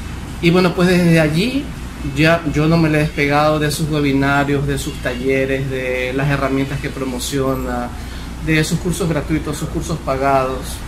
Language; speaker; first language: Spanish; native; Spanish